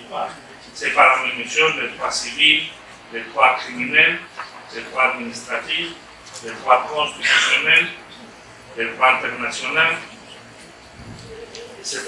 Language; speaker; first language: French; non-native, fluent; Spanish